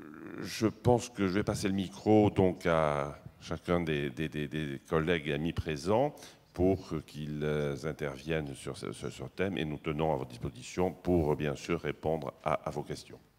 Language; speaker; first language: French; native; French